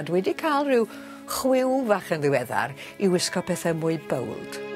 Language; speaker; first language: Welsh; native; Welsh